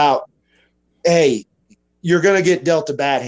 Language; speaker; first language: English; native; English